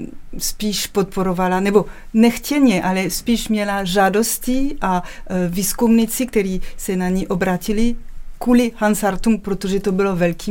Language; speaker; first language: Czech; non-native, fluent; French